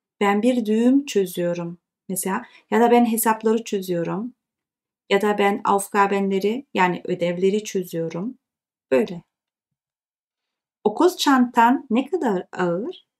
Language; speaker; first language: Turkish; early bilingual, heritage; Turkish